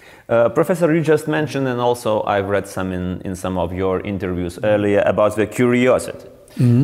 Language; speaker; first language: English; non-native, fluent; Lithuanian